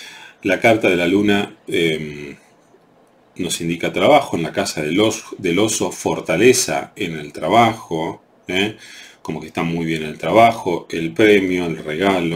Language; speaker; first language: Spanish; native; Spanish